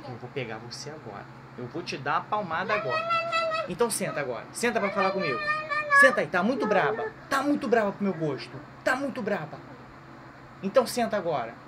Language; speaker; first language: Portuguese; native; Portuguese